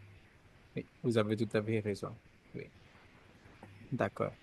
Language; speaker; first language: French; non-native, learner; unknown